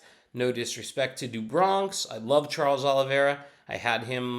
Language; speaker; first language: English; native; English